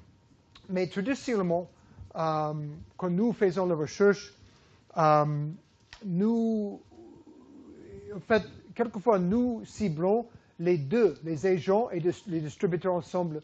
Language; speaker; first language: French; non-native, fluent; English